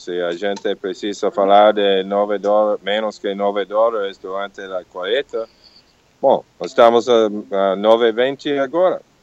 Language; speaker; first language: Portuguese; non-native, learner; English